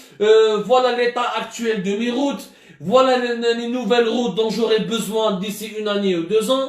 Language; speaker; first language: French; non-native, local second language; Arabic